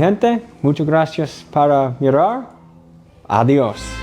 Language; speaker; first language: Spanish; non-native, learner; English